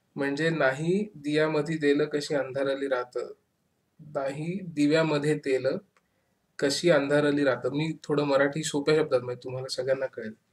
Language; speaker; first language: Marathi; native; Marathi